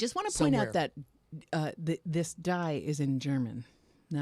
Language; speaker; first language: English; native; English